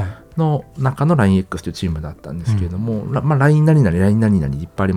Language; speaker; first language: Japanese; native; Japanese